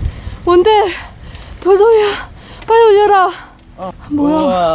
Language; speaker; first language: Korean; native; Korean